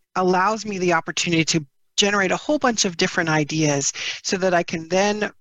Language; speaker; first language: English; native; English